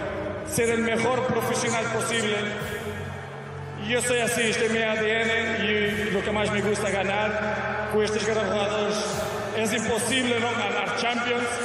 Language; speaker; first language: Spanish; non-native, fluent; Portuguese